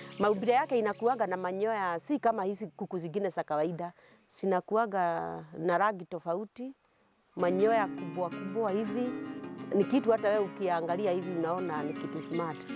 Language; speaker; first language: Swahili; non-native, local second language; Kikuyu